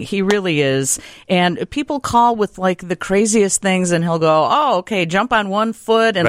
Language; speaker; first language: English; native; English